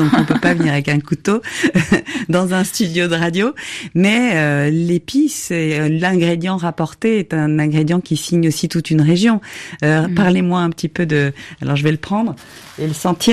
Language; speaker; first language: French; native; French